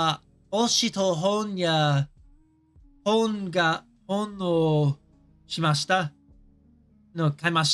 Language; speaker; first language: Japanese; non-native, learner; English